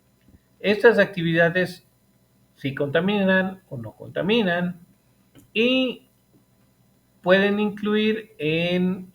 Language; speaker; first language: Spanish; native; Spanish